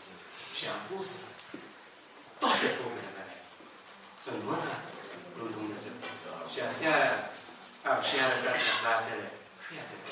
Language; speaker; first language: Romanian; non-native, learner; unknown